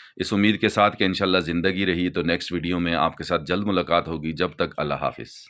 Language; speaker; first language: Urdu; non-native, local second language; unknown